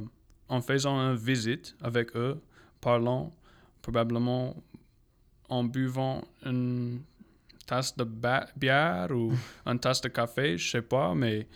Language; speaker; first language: French; non-native, local second language; English